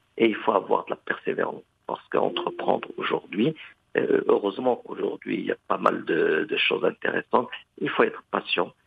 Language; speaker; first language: French; non-native, local second language; Arabic